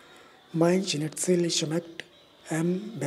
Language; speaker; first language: German; non-native, learner; Urdu